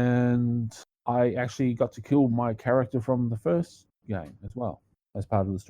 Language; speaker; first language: English; native; English